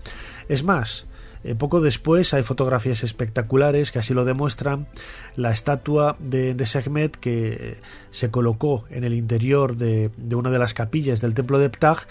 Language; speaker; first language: Spanish; native; Spanish